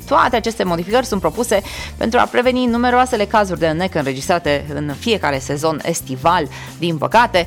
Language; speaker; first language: Romanian; native; Romanian